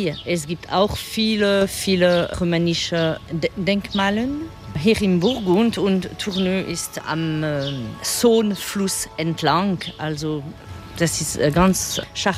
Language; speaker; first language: German; non-native, fluent; French